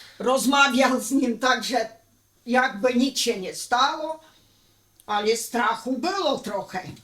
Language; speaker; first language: Polish; early bilingual, heritage; Polish